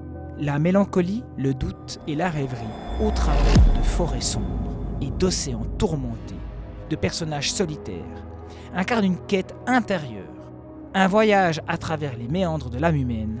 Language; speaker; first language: French; native; French